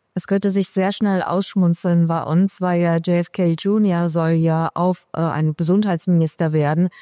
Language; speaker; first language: German; early bilingual, other home language; Persian